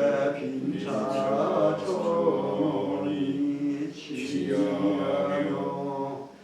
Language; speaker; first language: Korean; native; Korean